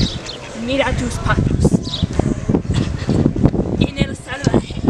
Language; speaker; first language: Spanish; non-native, learner; English